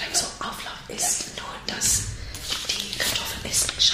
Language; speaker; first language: German; non-native, learner; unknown